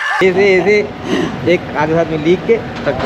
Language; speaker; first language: Hindi; non-native, learner; Sinhala